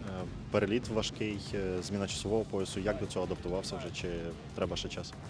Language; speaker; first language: Ukrainian; native; Ukrainian